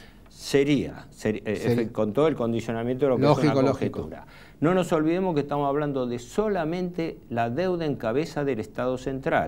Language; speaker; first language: Spanish; native; Spanish